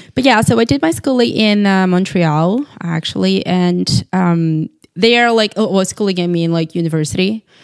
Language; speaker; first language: English; non-native, fluent; Portuguese